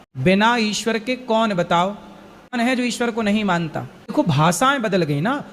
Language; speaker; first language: Hindi; native; Hindi